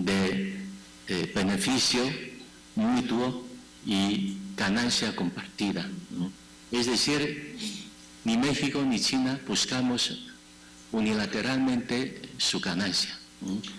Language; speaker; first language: Spanish; non-native, fluent; Chinese